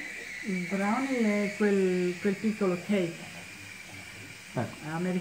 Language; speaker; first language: Italian; non-native, local second language; German